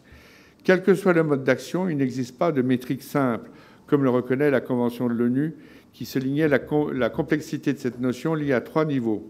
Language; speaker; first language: French; native; French